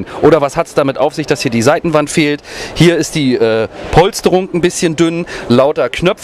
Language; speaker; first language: German; native; German